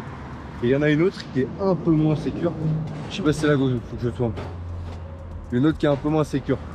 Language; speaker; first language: French; native; French